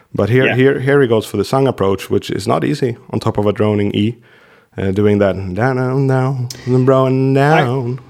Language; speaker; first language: English; non-native, fluent; Swedish